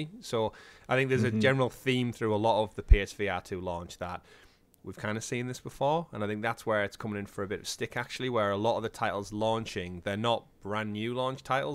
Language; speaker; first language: English; native; English